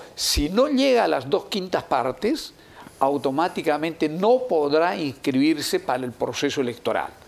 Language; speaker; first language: Spanish; native; Spanish